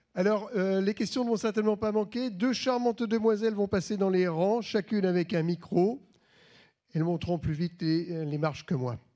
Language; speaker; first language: French; native; French